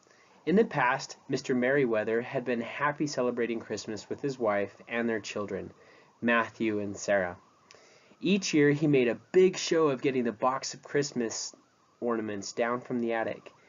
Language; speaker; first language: English; native; English